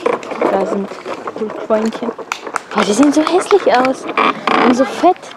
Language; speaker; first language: German; native; German